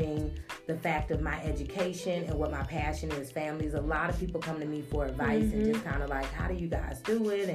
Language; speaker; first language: English; native; English